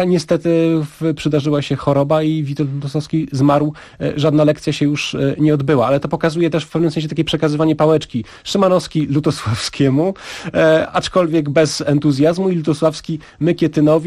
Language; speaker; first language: Polish; native; Polish